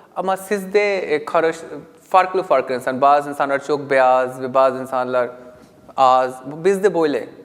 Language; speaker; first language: Turkish; non-native, learner; Urdu